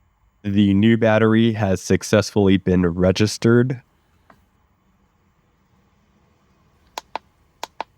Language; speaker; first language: English; native; English